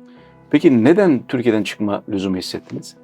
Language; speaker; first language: Turkish; native; Turkish